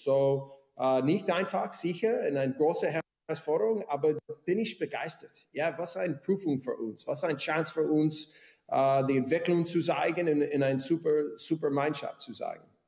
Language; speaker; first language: German; non-native, learner; English